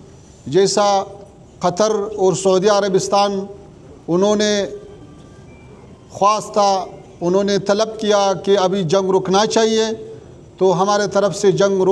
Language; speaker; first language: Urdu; non-native, learner; Pashto